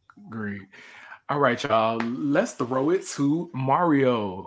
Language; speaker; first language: English; native; English